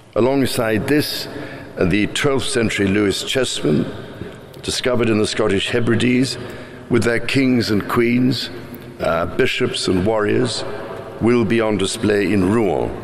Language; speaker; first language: English; native; English